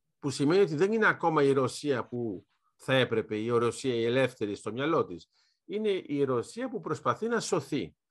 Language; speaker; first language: Greek; early bilingual, heritage; Greek